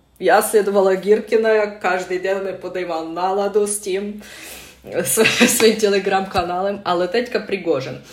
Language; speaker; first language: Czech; non-native, fluent; Russian